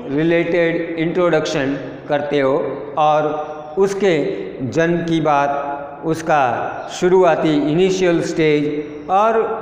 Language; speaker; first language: Hindi; non-native, local second language; Gujarati